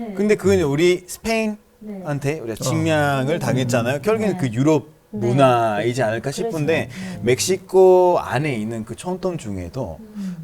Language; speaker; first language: Korean; non-native, fluent; Spanish